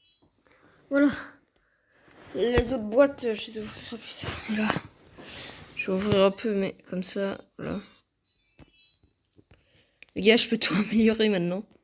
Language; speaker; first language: French; native; French